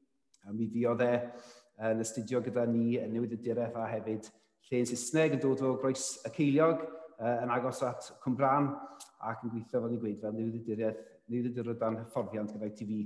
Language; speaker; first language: Welsh; native; Welsh